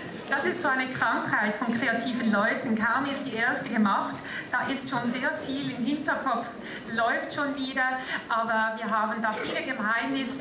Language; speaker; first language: German; native; German